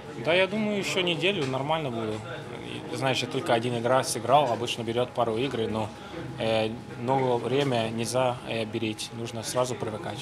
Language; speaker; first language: Russian; early bilingual, heritage; English